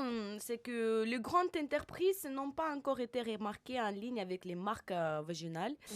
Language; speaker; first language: French; non-native, learner; Russian